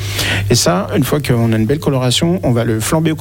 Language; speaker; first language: French; native; French